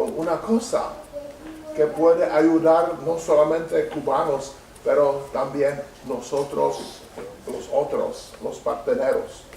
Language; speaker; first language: Spanish; non-native, learner; Czech